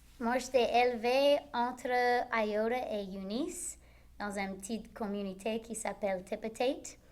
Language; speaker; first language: French; non-native, local second language; English